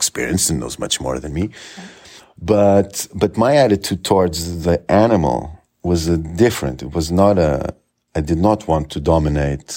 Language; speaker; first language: English; non-native, fluent; Portuguese